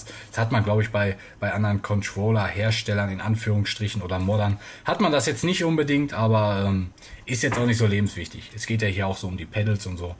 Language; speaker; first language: German; native; German